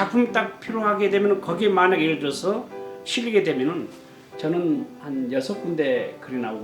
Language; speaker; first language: Korean; native; Korean